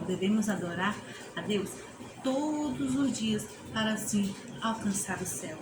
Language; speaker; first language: Portuguese; native; Portuguese